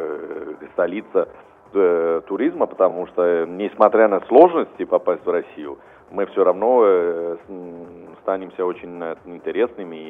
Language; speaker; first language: Russian; non-native, fluent; Italian